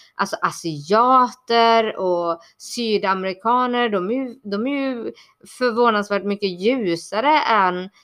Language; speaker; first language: Swedish; early bilingual, other home language; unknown